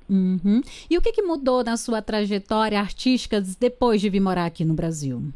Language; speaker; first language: Portuguese; native; Portuguese